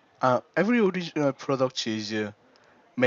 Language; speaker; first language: English; non-native, learner; Korean